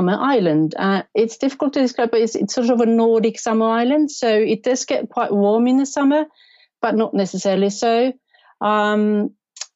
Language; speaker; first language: English; non-native, fluent; Finnish